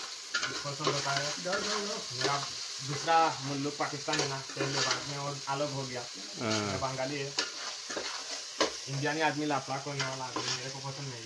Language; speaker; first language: Hindi; non-native, learner; Bangla